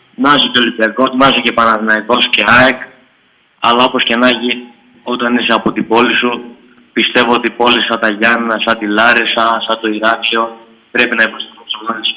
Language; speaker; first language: Greek; native; Greek